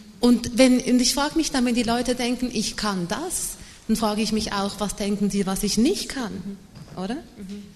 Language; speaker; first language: German; early bilingual, other home language; Malayalam